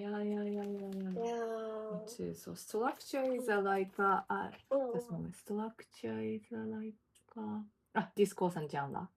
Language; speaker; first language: English; non-native, learner; Japanese